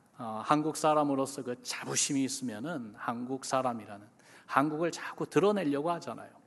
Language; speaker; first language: Korean; early bilingual, other home language; English